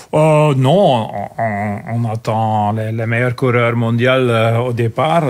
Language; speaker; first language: French; non-native, local second language; Dutch